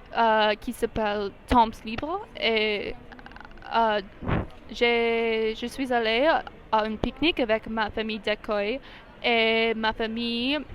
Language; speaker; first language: French; non-native, learner; English